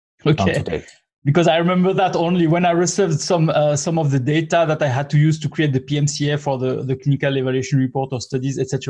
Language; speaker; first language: English; non-native, fluent; French